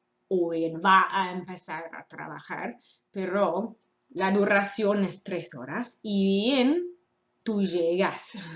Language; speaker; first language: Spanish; non-native, fluent; English